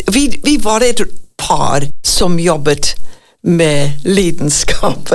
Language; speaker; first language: Norwegian; non-native, fluent; English